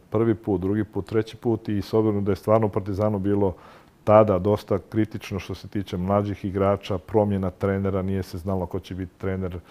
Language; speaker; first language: Croatian; native; Croatian